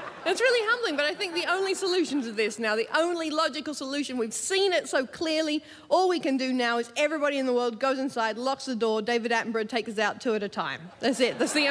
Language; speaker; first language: English; native; English